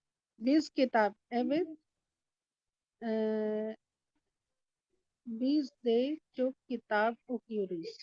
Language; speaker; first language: Turkish; non-native, learner; Urdu